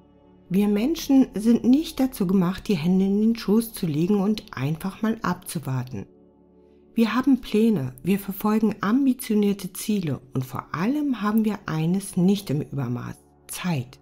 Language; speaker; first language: German; native; German